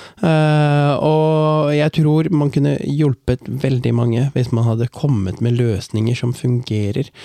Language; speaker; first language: Norwegian; early bilingual, other home language; Tamil